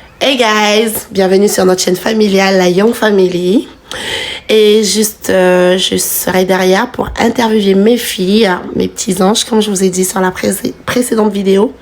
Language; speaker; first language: French; native; French